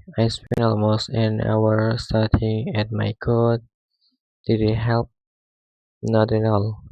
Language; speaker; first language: English; non-native, learner; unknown